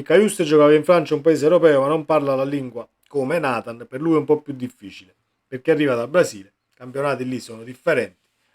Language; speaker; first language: Italian; native; Italian